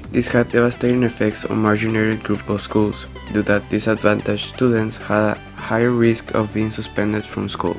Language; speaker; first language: English; non-native, local second language; Spanish